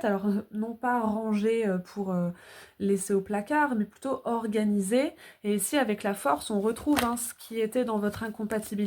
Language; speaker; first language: French; native; French